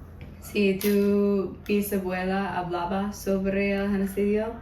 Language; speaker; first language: Spanish; non-native, learner; English